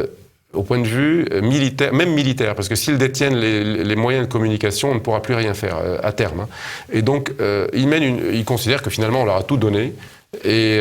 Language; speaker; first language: French; native; French